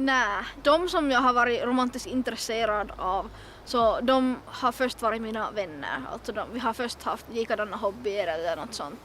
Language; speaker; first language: Swedish; non-native, local second language; Finnish